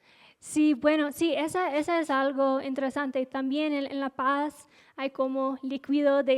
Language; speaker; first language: Spanish; non-native, fluent; English